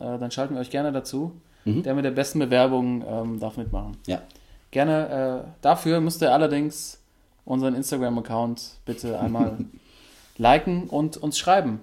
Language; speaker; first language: German; native; German